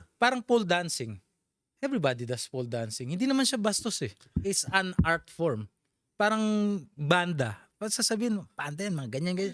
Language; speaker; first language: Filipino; native; Filipino